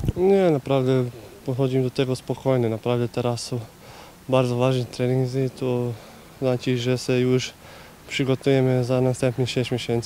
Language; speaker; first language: Polish; non-native, learner; Bosnian